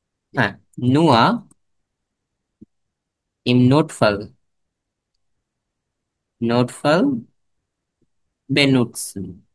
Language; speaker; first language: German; non-native, fluent; Bangla